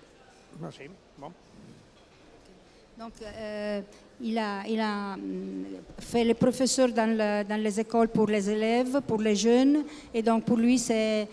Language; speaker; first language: French; non-native, learner; Italian